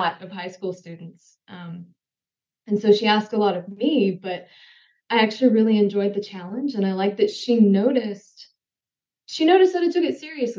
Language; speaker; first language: English; native; English